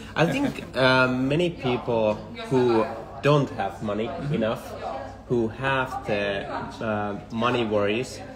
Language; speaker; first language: English; non-native, fluent; Finnish